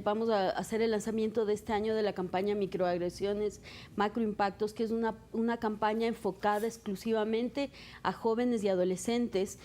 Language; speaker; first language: Spanish; native; Spanish